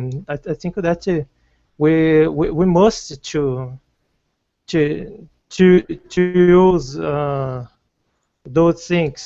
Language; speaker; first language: English; non-native, learner; Portuguese